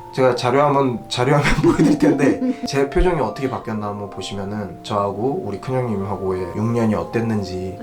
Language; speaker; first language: Korean; native; Korean